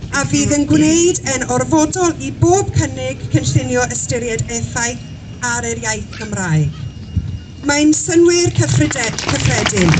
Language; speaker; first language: Welsh; non-native, local second language; English